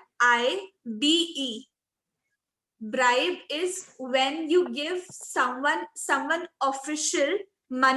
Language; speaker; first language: English; non-native, local second language; Hindi